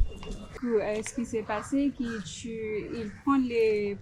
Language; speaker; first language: French; non-native, fluent; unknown